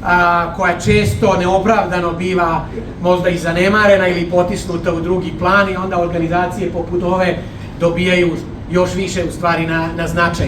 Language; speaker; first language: Bosnian; native; Bosnian